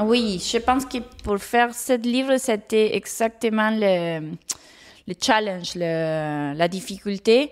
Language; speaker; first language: French; non-native, fluent; Spanish